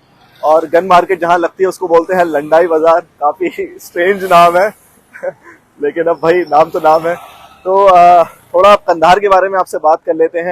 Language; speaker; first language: Hindi; native; Hindi